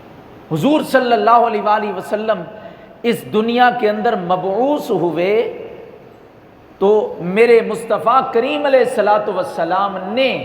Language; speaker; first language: Urdu; native; Urdu